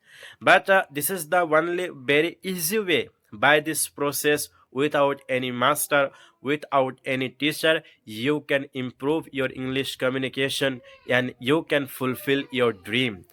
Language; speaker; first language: English; non-native, learner; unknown